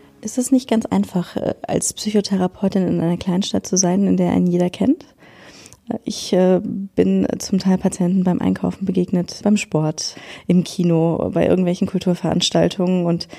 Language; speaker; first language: German; native; German